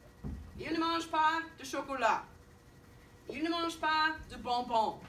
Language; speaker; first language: French; non-native, fluent; English